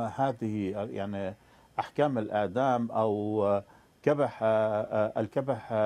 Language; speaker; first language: Arabic; non-native, fluent; Persian